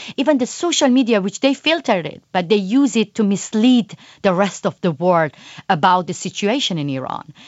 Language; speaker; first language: English; non-native, fluent; Persian